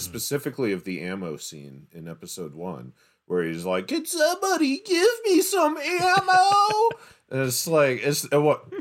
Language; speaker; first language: English; native; English